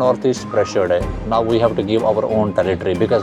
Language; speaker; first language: Hindi; native; Hindi